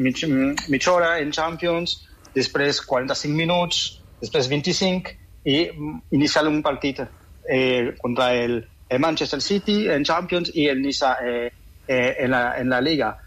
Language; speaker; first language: Catalan; non-native, fluent; French